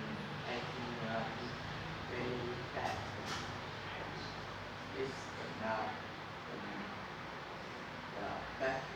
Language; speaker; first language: English; non-native, learner; Vietnamese